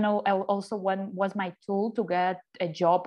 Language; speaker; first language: English; non-native, fluent; Ukrainian